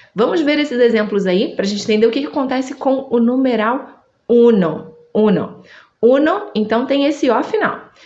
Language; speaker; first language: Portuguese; native; Portuguese